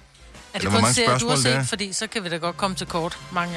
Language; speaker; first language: Danish; native; Danish